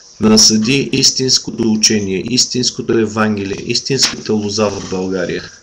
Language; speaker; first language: Bulgarian; native; Bulgarian